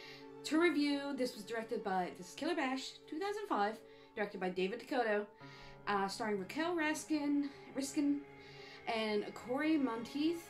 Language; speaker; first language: English; native; English